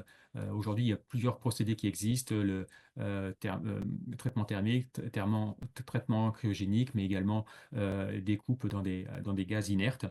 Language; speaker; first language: French; native; French